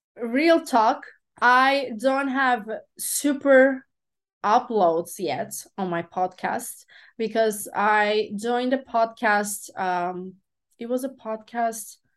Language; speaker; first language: English; non-native, fluent; Turkish